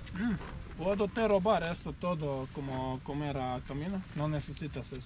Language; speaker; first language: Spanish; non-native, learner; Croatian